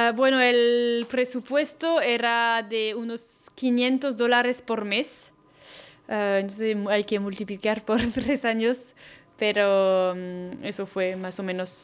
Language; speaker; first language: Spanish; non-native, fluent; French